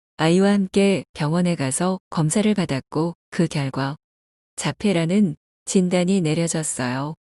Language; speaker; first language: Korean; non-native, fluent; Chinese